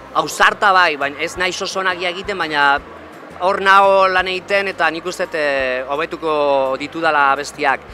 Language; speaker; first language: Basque; non-native, local second language; Spanish